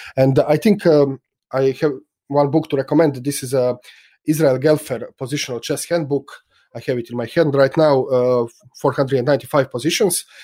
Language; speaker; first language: English; non-native, fluent; Croatian